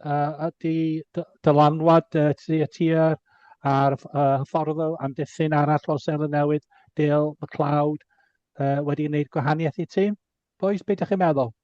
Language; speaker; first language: Welsh; non-native, local second language; English